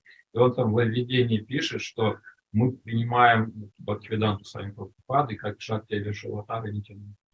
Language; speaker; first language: Russian; native; Russian